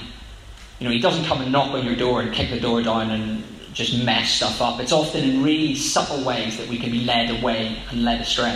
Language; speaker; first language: English; native; English